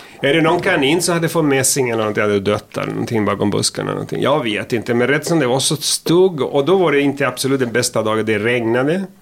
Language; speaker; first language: Swedish; non-native, fluent; Spanish